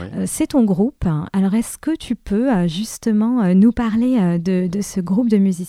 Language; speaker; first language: French; native; French